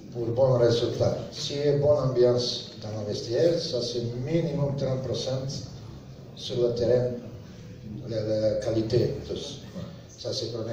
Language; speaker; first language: French; non-native, learner; Serbian